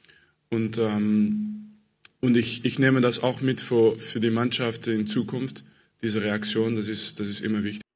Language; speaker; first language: German; non-native, fluent; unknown